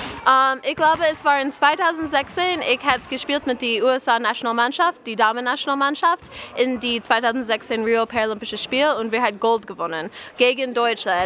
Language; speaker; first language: German; non-native, learner; English